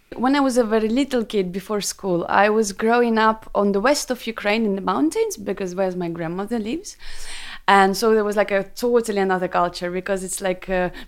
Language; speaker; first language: English; non-native, fluent; Ukrainian